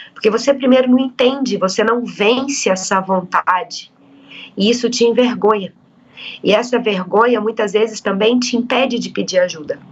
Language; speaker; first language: Portuguese; native; Portuguese